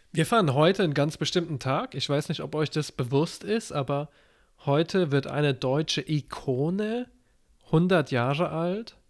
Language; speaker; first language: German; native; German